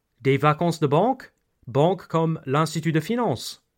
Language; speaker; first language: French; non-native, fluent; English